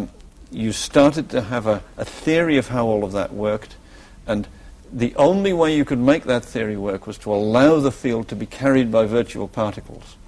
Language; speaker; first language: English; native; English